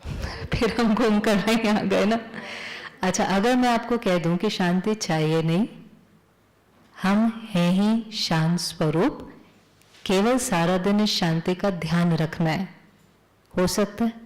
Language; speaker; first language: Hindi; native; Hindi